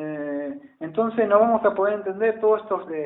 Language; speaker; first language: Spanish; native; Spanish